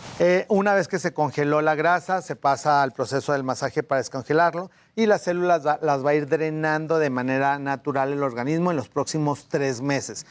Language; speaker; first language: Spanish; native; Spanish